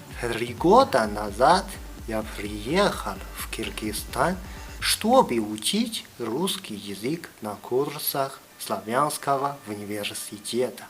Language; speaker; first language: Russian; non-native, learner; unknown